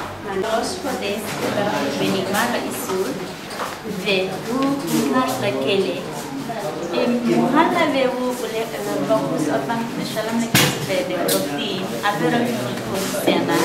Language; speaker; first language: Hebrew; non-native, learner; Nepali